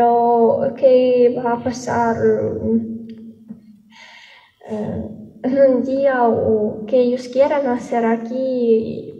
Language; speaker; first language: Spanish; non-native, fluent; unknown